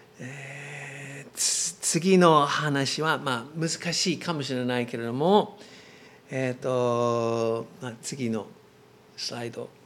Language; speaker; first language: Japanese; non-native, learner; English